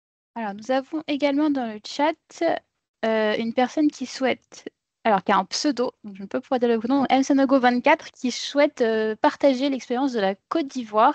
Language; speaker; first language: French; native; French